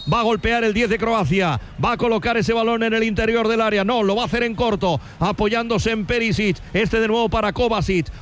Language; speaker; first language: Spanish; native; Spanish